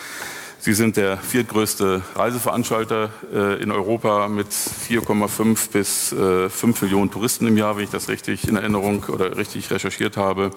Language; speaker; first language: German; native; German